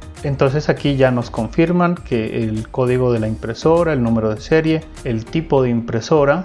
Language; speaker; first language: Spanish; native; Spanish